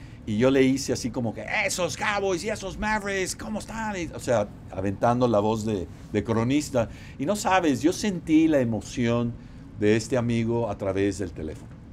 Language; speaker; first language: Spanish; native; Spanish